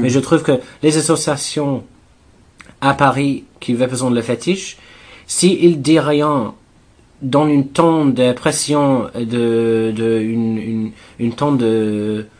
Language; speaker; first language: French; non-native, learner; English